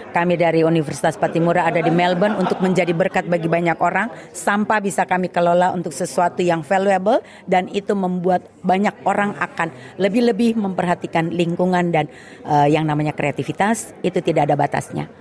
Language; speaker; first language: Indonesian; native; Indonesian